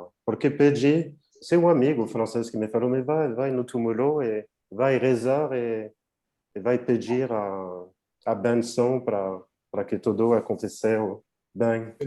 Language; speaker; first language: Portuguese; non-native, fluent; French